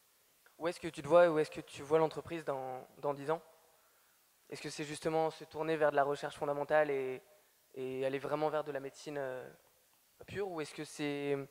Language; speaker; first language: French; native; French